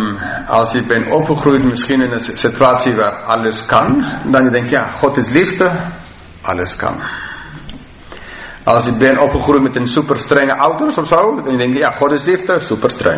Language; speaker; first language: Dutch; non-native, fluent; English